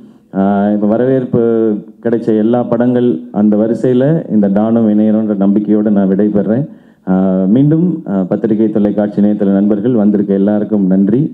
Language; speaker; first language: Tamil; native; Tamil